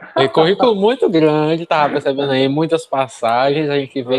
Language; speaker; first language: Portuguese; native; Portuguese